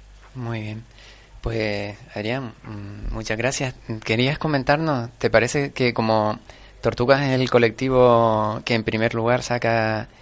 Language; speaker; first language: Spanish; native; Spanish